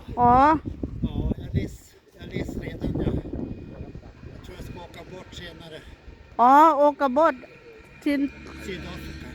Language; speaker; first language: Swedish; non-native, learner; Thai